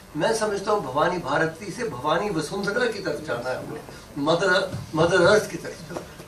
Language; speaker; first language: Hindi; non-native, local second language; Dogri